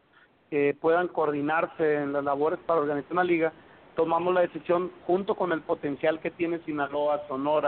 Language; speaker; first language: Spanish; native; Spanish